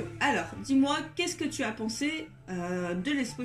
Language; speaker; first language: French; native; French